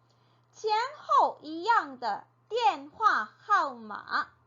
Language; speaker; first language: Chinese; non-native, fluent; Korean